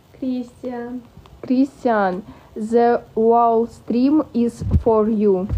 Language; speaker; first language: English; non-native, learner; Russian